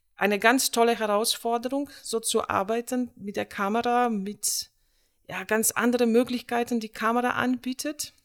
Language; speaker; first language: German; non-native, fluent; Slovenian